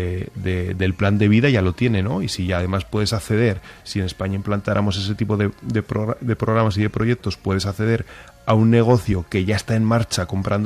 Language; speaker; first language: Spanish; native; Spanish